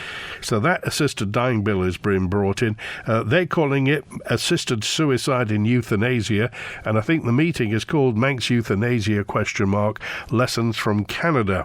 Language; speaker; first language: English; native; English